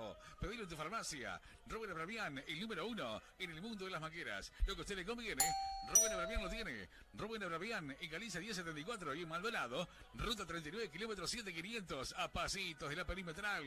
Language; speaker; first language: Spanish; native; Spanish